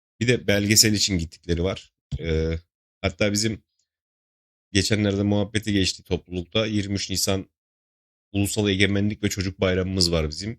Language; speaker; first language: Turkish; native; Turkish